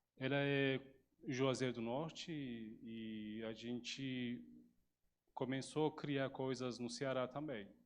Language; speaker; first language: Portuguese; non-native, fluent; Turkish